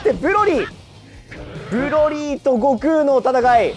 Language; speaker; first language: Japanese; native; Japanese